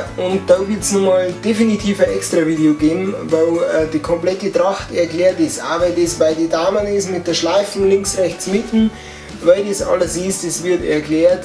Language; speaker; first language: German; native; German